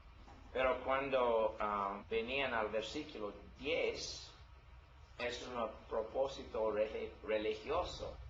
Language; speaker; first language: Spanish; non-native, learner; English